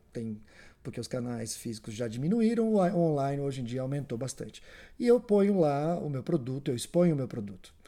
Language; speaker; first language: Portuguese; native; Portuguese